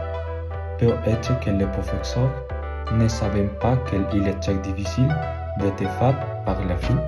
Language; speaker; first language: French; non-native, learner; Spanish